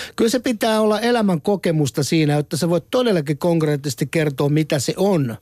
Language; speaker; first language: Finnish; native; Finnish